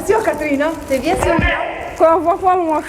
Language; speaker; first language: French; native; French